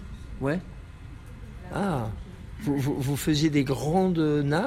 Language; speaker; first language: French; native; French